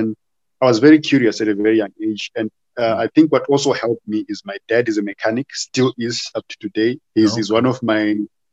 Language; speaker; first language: English; non-native, local second language; Shona